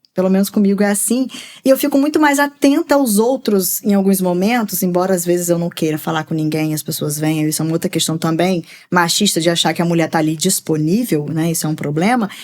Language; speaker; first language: Portuguese; native; Portuguese